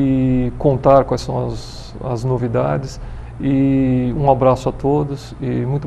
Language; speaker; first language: Portuguese; native; Portuguese